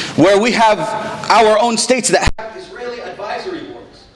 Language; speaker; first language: English; native; English